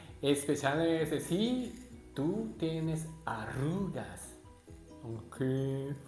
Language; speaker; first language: Spanish; non-native, learner; Japanese